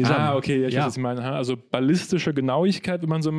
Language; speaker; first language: German; native; German